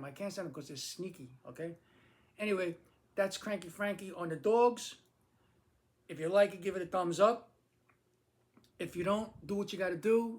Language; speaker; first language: English; native; English